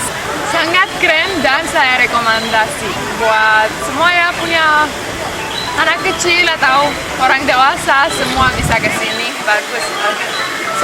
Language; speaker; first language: Indonesian; non-native, fluent; Romanian